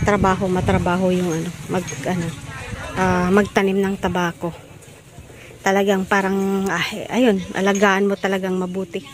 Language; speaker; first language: Filipino; non-native, local second language; Iloko